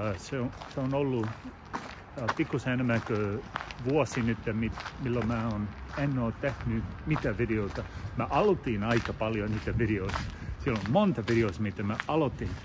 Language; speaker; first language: Finnish; non-native, learner; English